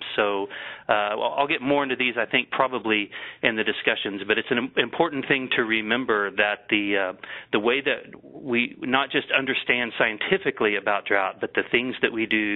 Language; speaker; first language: English; native; English